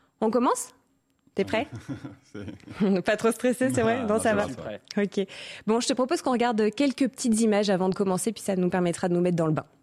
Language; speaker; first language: French; native; French